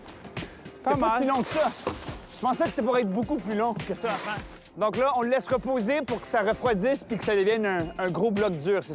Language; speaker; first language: French; native; French